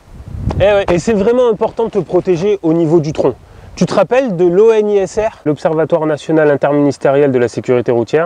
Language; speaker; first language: French; native; French